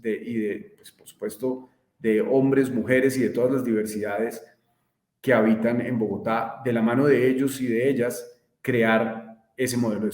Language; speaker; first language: Spanish; native; Spanish